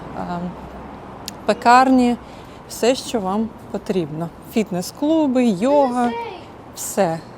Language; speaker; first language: Ukrainian; non-native, local second language; Russian